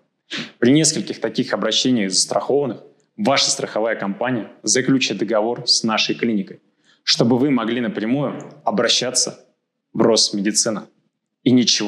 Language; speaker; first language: Russian; native; Russian